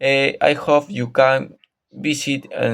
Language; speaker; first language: English; non-native, learner; Spanish